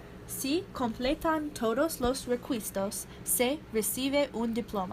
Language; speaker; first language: Spanish; non-native, learner; English